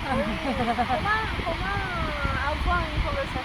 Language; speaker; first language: French; non-native, learner; Portuguese